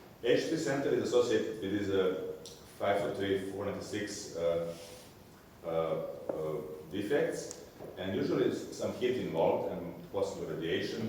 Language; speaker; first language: English; non-native, fluent; Serbian